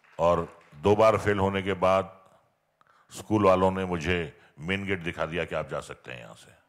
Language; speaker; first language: Hindi; native; Hindi